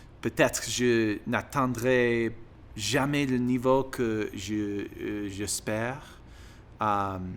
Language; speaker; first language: French; non-native, learner; English